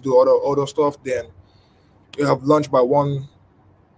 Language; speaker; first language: English; non-native, local second language; Igbo